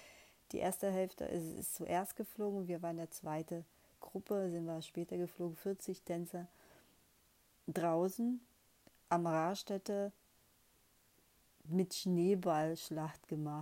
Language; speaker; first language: German; non-native, fluent; Portuguese